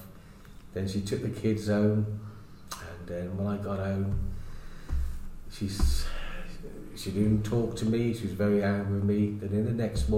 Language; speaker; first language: English; native; English